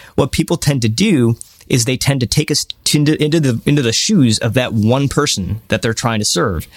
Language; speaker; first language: English; early bilingual, other home language; Hindi